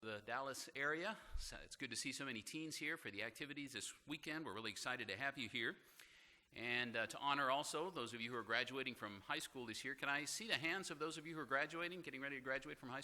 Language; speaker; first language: English; native; English